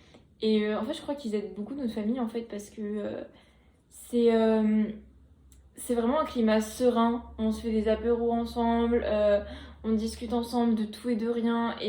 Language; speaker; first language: French; native; French